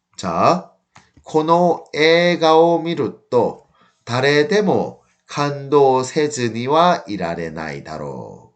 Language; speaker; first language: Japanese; non-native, fluent; Korean